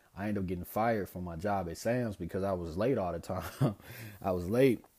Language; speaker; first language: English; native; English